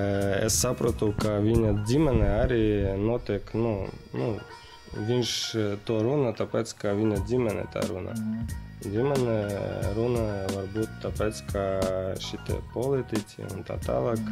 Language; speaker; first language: Latvian; non-native, local second language; Russian